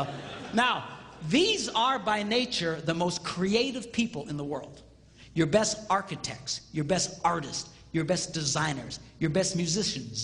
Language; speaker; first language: English; native; English